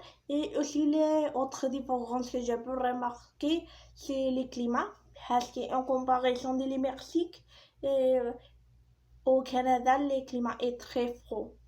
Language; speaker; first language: French; non-native, learner; Spanish